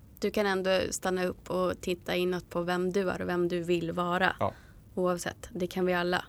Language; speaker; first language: Swedish; native; Swedish